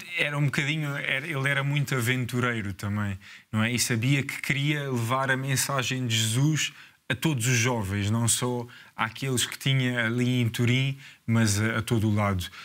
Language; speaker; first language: Portuguese; native; Portuguese